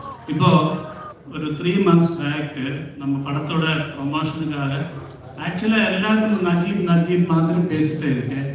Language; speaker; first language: Tamil; non-native, learner; Malayalam